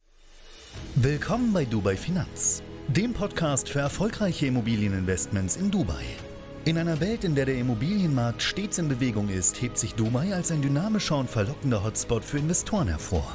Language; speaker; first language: German; native; German